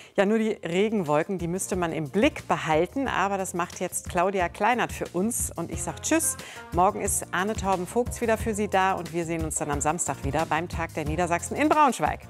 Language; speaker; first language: German; native; German